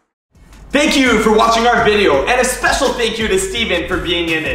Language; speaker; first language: English; native; English